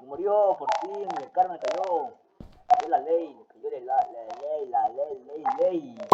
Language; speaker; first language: Spanish; native; Spanish